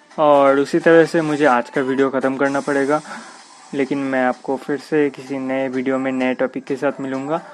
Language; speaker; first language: Hindi; non-native, local second language; Bangla